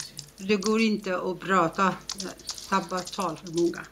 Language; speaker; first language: Swedish; non-native, fluent; Arabic